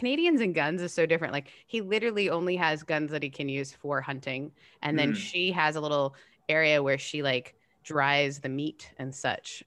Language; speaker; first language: English; native; English